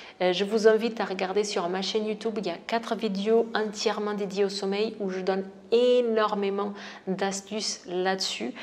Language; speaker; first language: French; non-native, fluent; Portuguese